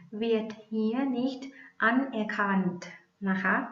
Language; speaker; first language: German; non-native, learner; Thai